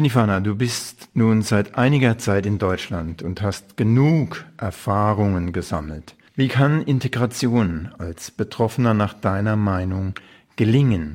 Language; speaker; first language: German; native; German